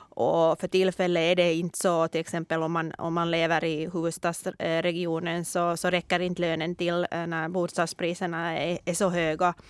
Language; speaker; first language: Swedish; non-native, local second language; Finnish